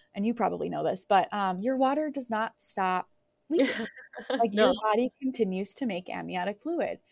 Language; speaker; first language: English; native; English